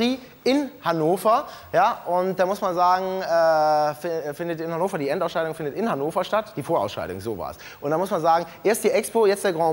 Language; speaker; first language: German; native; German